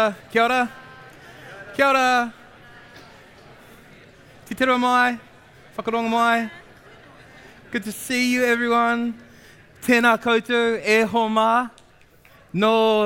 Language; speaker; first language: English; native; English